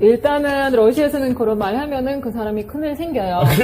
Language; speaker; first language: Korean; non-native, fluent; Russian